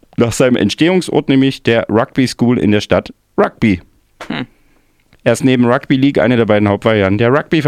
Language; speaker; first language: German; native; German